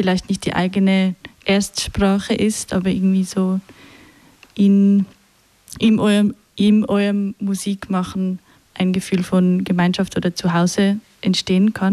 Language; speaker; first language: German; native; German